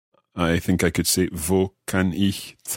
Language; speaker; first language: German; non-native, learner; English